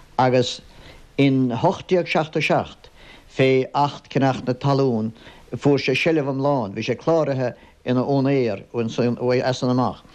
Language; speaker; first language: Irish; native; Irish